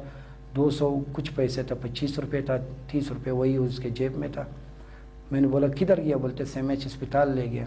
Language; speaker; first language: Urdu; non-native, local second language; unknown